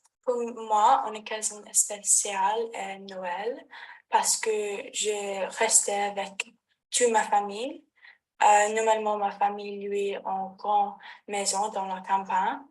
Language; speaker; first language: French; non-native, learner; English